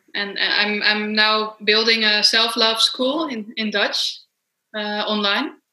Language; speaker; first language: English; non-native, fluent; Dutch